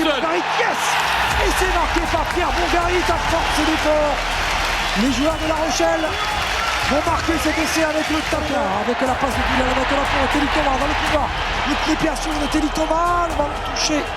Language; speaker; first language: French; native; French